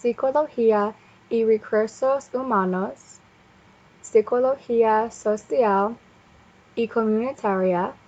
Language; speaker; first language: Spanish; non-native, learner; English